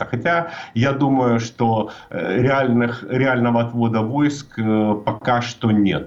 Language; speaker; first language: Russian; native; Russian